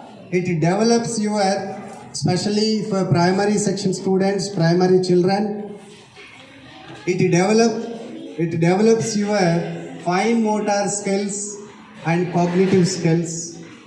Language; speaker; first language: English; non-native, local second language; Telugu